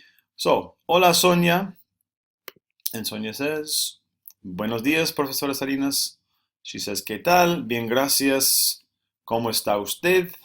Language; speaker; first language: Spanish; non-native, fluent; English